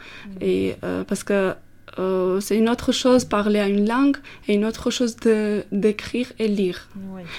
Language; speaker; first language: French; non-native, fluent; Armenian